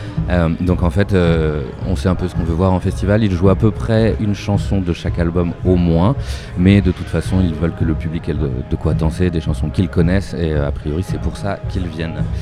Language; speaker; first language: French; native; French